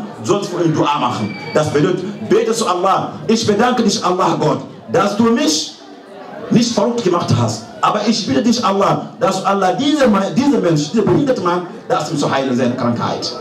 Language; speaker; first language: German; non-native, learner; Fula